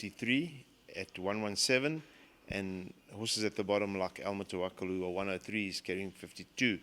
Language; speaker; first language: English; native; English